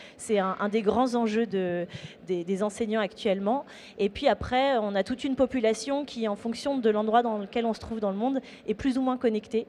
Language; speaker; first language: French; native; French